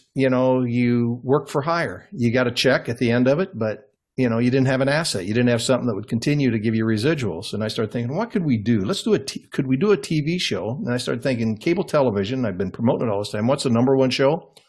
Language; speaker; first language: English; native; English